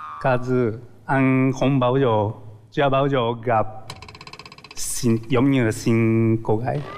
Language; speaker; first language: Vietnamese; non-native, learner; Japanese